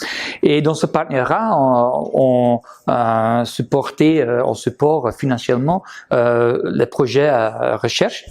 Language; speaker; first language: French; non-native, fluent; Dutch